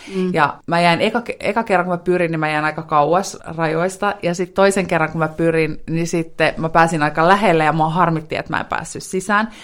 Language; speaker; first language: Finnish; native; Finnish